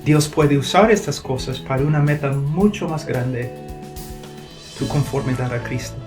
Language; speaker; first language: Spanish; non-native, fluent; English